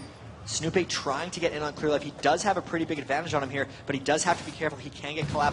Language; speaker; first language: English; native; English